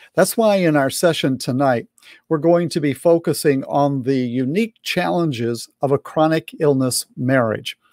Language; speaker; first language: English; native; English